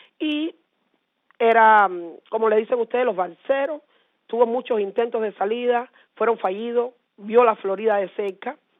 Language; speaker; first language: Spanish; native; Spanish